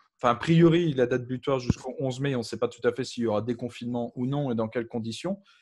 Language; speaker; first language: French; native; French